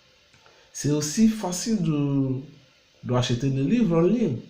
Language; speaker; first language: French; non-native, learner; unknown